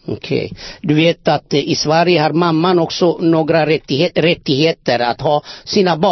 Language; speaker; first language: Swedish; non-native, fluent; Amharic